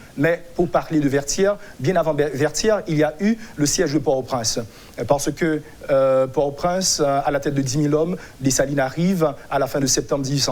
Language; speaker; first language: French; non-native, local second language; Haitian Creole